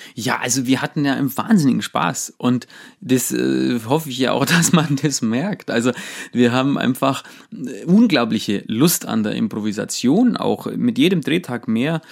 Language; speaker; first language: German; native; German